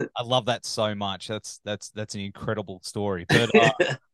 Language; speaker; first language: English; native; English